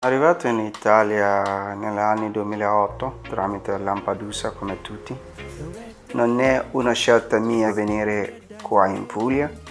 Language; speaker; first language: Italian; non-native, fluent; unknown